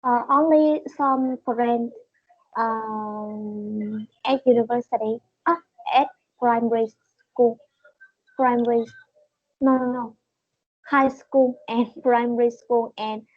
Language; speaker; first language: English; non-native, learner; Vietnamese